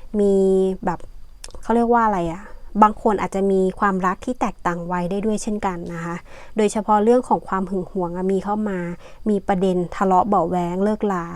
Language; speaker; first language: Thai; native; Thai